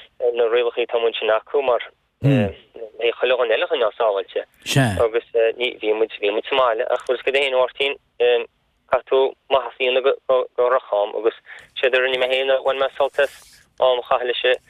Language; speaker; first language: Irish; native; Irish